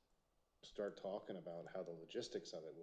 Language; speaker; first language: English; native; English